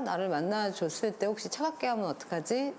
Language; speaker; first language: Korean; native; Korean